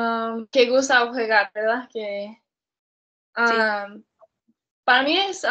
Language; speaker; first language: Spanish; early bilingual, heritage; Spanish